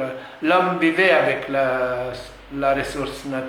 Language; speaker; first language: French; non-native, fluent; Italian